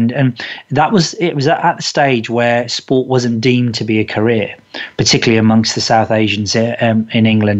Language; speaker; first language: English; native; English